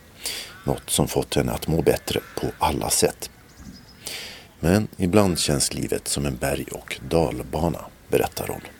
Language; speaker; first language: Swedish; native; Swedish